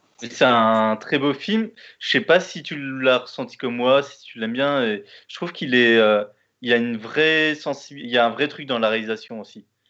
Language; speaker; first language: French; native; French